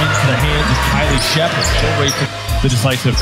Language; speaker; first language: English; native; English